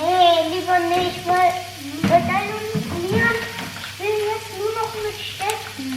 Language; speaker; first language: German; early bilingual, heritage; German